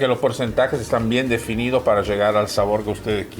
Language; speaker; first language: Spanish; native; Spanish